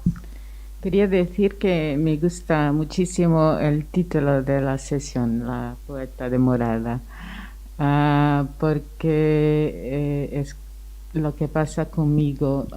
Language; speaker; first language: Spanish; non-native, fluent; Portuguese